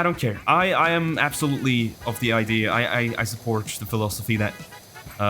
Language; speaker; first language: English; non-native, fluent; Norwegian